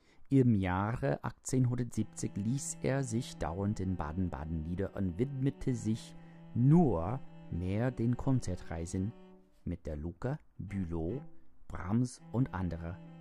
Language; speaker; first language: German; non-native, fluent; English